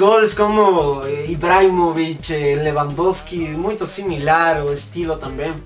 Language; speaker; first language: Spanish; non-native, learner; Portuguese